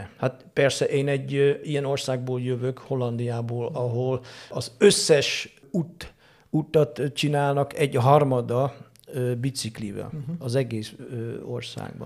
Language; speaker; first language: Hungarian; non-native, fluent; Dutch